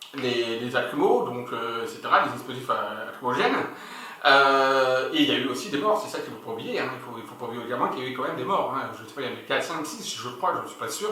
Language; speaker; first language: French; native; French